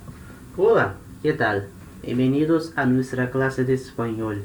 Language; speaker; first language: Spanish; non-native, fluent; Portuguese